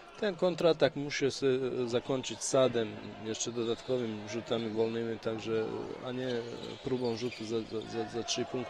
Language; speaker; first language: Polish; non-native, fluent; Bosnian